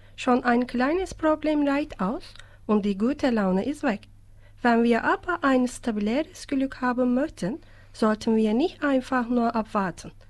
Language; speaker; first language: German; non-native, fluent; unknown